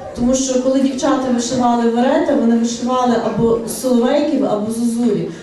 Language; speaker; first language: Ukrainian; native; Ukrainian